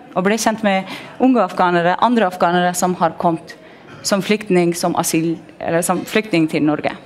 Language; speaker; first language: Norwegian; non-native, fluent; Persian